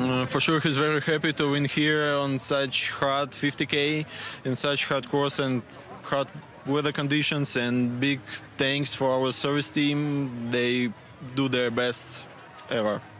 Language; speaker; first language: English; non-native, fluent; Russian